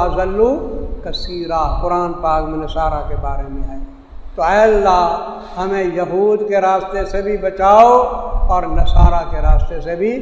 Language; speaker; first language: Urdu; non-native, local second language; Saraiki